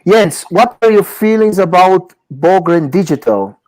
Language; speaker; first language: English; non-native, fluent; Portuguese